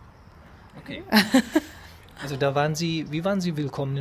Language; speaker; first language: German; native; German